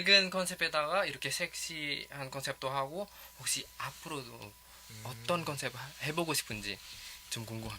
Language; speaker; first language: Korean; non-native, fluent; Indonesian